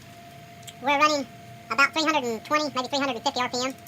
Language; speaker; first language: English; native; English